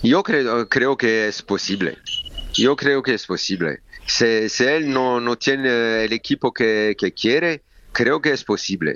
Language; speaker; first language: Spanish; non-native, learner; French